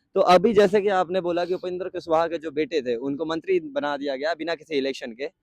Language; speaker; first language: Hindi; native; Hindi